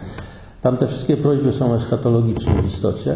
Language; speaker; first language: Polish; native; Polish